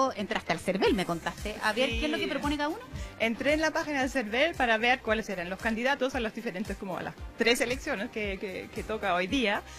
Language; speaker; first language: Spanish; non-native, fluent; German